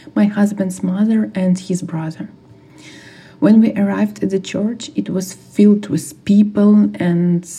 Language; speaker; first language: English; non-native, fluent; Ukrainian